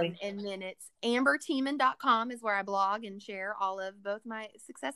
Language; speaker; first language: English; native; English